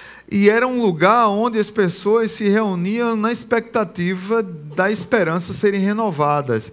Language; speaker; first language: Portuguese; native; Portuguese